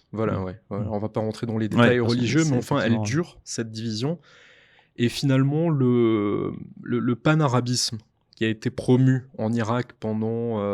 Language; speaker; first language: French; native; French